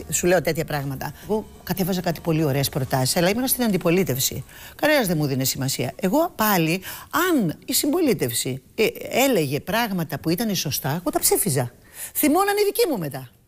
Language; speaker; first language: Greek; native; Greek